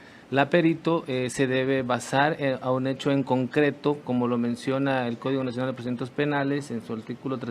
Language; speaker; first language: Spanish; native; Spanish